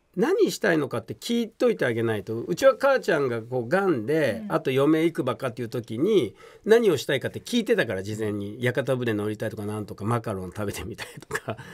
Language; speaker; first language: Japanese; native; Japanese